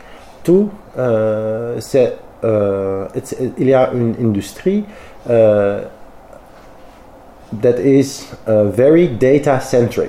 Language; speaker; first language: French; non-native, learner; Dutch